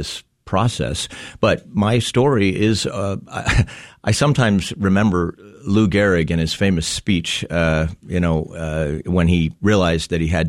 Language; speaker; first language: English; native; English